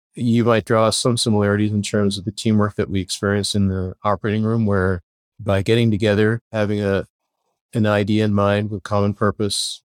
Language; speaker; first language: English; native; English